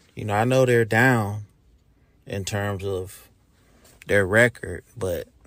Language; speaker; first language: English; native; English